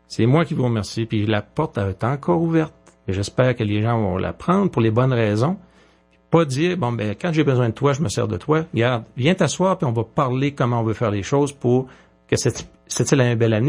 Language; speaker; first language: French; native; French